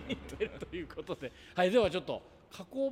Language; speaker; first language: Japanese; native; Japanese